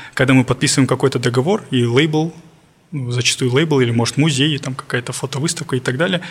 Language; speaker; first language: Russian; non-native, local second language; Kazakh